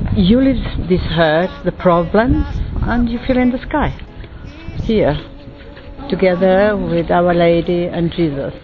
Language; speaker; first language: English; non-native, fluent; Portuguese